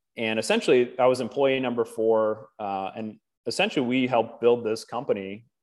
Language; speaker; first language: English; native; English